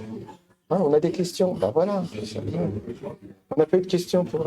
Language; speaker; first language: French; native; French